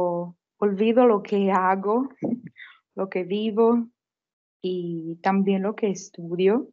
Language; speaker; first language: Spanish; non-native, fluent; Italian